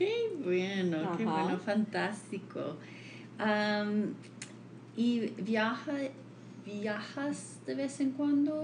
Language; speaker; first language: Spanish; non-native, fluent; English